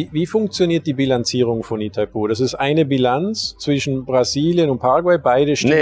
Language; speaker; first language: German; native; German